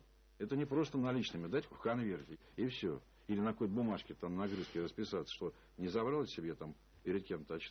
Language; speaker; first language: Russian; native; Russian